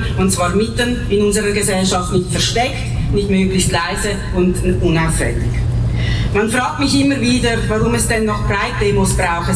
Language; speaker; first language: German; native; German